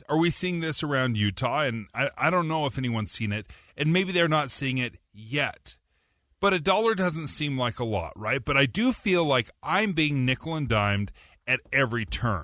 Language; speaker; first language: English; native; English